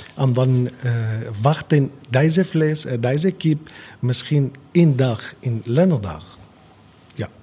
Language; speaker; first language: Dutch; non-native, learner; Arabic